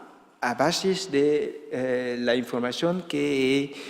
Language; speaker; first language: Spanish; non-native, fluent; Dutch